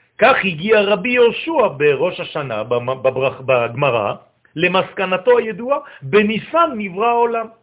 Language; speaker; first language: Hebrew; non-native, fluent; French